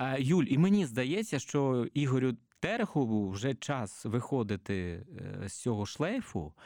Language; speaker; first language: Ukrainian; native; Ukrainian